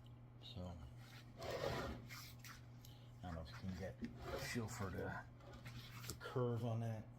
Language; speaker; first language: English; native; English